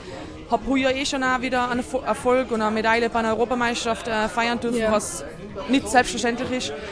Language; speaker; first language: German; native; German